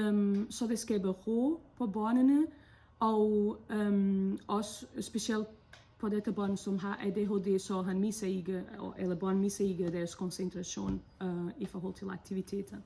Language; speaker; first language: Danish; non-native, fluent; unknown